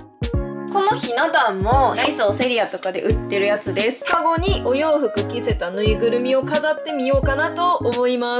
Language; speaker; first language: Japanese; native; Japanese